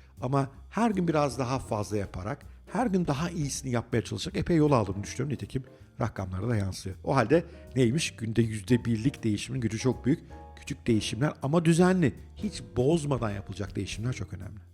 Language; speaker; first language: Turkish; native; Turkish